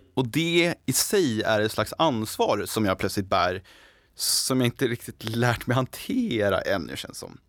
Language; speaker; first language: Swedish; native; Swedish